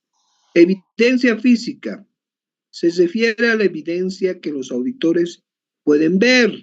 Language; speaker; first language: Spanish; native; Spanish